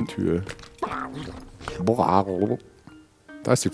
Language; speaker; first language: German; native; German